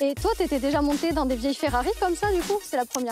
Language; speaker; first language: French; native; French